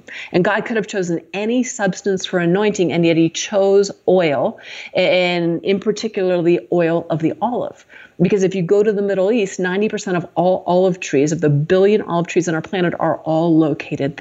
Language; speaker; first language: English; native; English